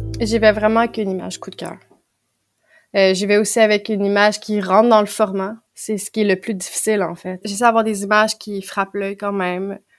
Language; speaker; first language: French; native; French